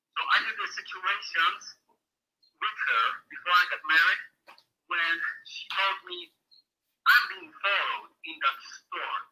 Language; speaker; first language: English; non-native, fluent; Polish